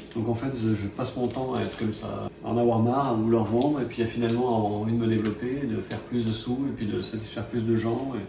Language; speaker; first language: French; native; French